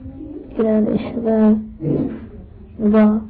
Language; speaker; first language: French; non-native, learner; English